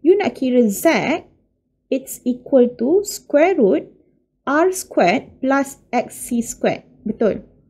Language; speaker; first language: English; non-native, local second language; Malay